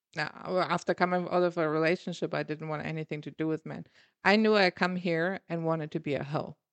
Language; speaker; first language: English; non-native, fluent; German